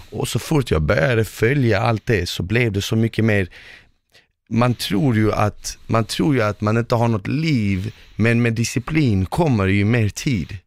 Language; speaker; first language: Swedish; early bilingual, other home language; Bosnian